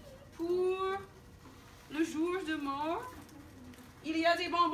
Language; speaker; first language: French; non-native, fluent; English